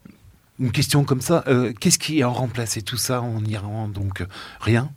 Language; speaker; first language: French; native; French